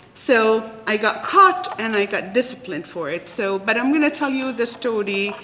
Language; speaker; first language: English; non-native, fluent; Arabic